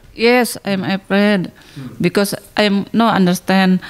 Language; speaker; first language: English; non-native, learner; Indonesian